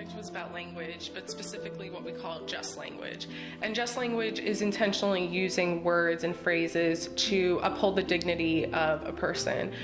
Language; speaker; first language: English; native; English